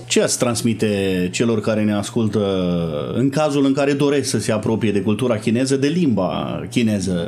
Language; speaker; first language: Romanian; native; Romanian